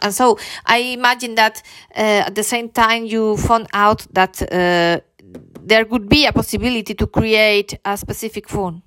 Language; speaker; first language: English; non-native, learner; Spanish